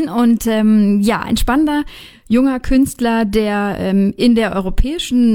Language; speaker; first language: German; native; German